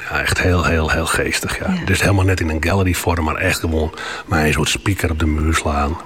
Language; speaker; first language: Dutch; non-native, local second language; Western Frisian